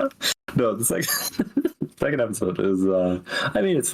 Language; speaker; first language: English; native; English